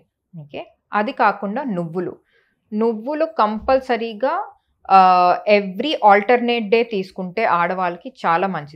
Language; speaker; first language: Telugu; native; Telugu